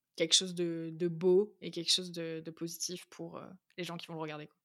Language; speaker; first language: French; native; French